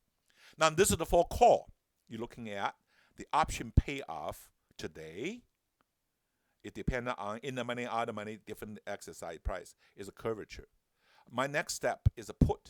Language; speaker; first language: English; non-native, fluent; Chinese